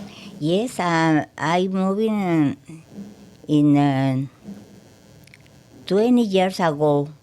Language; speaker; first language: English; non-native, learner; Spanish